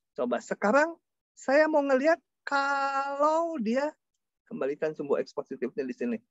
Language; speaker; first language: Indonesian; non-native, local second language; Sundanese